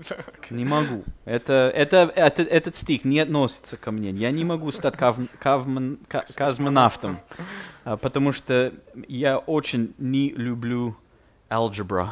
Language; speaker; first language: Russian; non-native, fluent; English